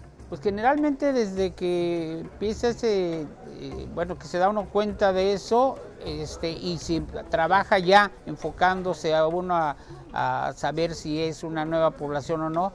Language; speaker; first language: Spanish; native; Spanish